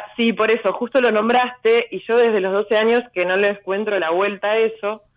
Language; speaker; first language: Spanish; native; Spanish